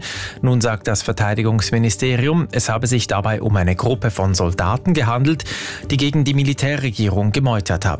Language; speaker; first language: German; native; German